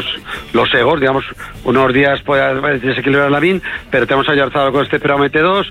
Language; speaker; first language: Spanish; native; Spanish